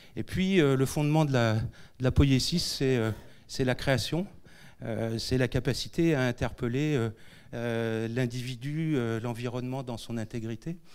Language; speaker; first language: French; native; French